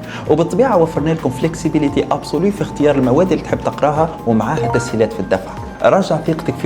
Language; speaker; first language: Arabic; native; Arabic